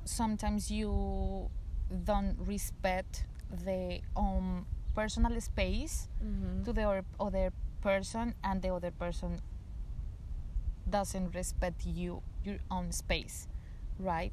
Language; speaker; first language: English; non-native, learner; Spanish